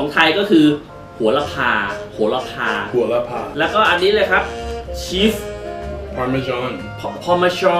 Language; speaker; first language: Thai; native; Thai